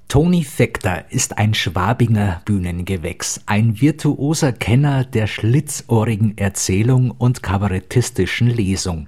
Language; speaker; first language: German; native; German